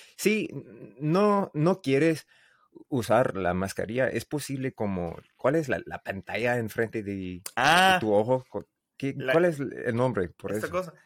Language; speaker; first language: Spanish; non-native, learner; English